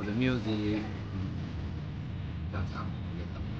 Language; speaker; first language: English; non-native, learner; Japanese